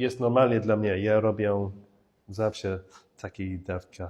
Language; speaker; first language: Polish; non-native, learner; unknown